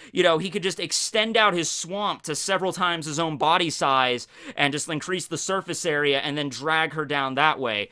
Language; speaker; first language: English; native; English